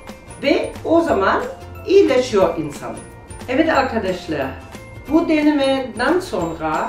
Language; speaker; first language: Turkish; non-native, learner; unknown